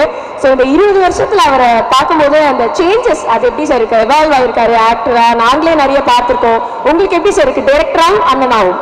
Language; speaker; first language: Tamil; native; Tamil